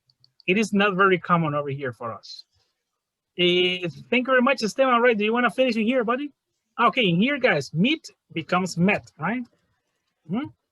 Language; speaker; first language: English; non-native, fluent; Spanish